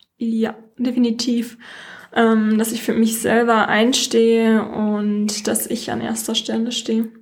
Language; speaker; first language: German; native; German